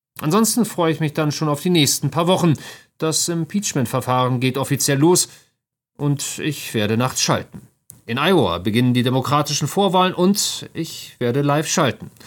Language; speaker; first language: German; native; German